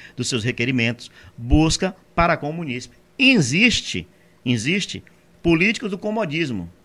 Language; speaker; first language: Portuguese; native; Portuguese